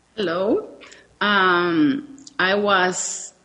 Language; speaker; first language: English; non-native, learner; Spanish